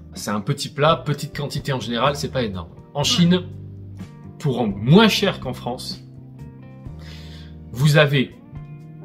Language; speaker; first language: French; native; French